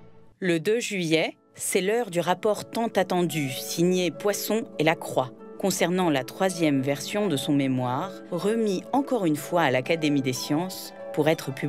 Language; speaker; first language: French; native; French